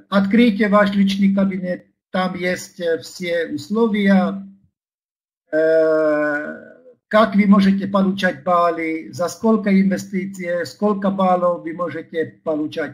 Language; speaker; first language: Russian; non-native, learner; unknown